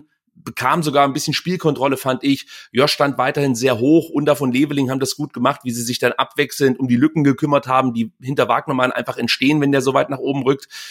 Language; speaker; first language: German; native; German